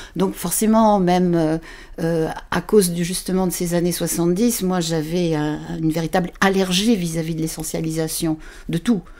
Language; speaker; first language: French; native; French